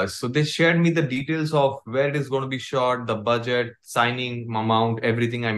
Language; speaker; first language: English; non-native, local second language; Hindi